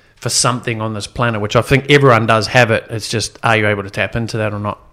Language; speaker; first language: English; native; English